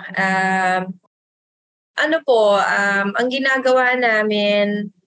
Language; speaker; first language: Filipino; early bilingual, other home language; Waray